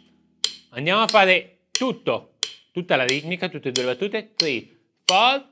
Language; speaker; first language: Italian; native; Italian